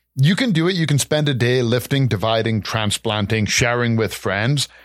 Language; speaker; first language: English; native; English